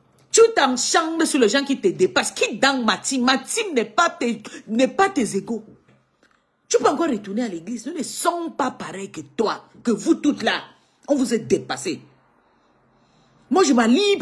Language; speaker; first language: French; native; French